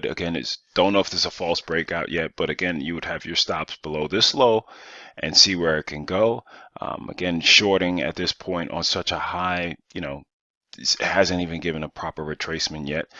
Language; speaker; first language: English; native; English